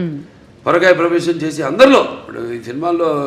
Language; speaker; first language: Telugu; native; Telugu